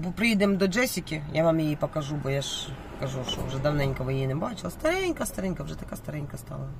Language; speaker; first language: Ukrainian; non-native, local second language; Russian